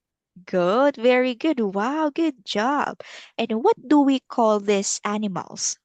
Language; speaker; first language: English; non-native, local second language; Filipino